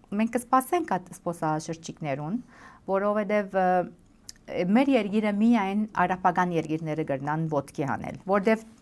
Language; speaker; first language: Armenian; native; Armenian